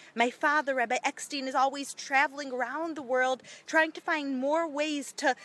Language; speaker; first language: English; native; English